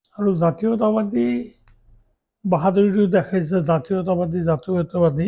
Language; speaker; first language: Assamese; non-native, local second language; Bangla